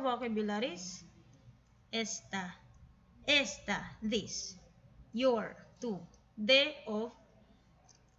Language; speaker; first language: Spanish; non-native, fluent; Filipino